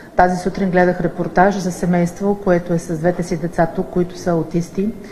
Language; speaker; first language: Bulgarian; native; Bulgarian